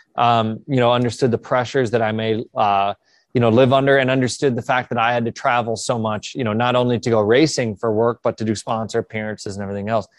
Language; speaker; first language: English; native; English